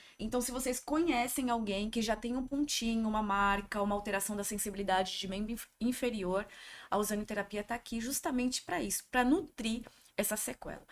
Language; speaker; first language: Portuguese; native; Portuguese